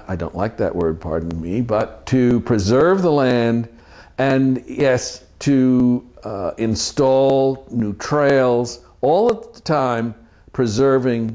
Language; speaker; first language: English; native; English